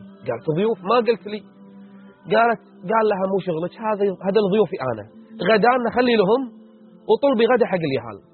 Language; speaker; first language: Arabic; native; Arabic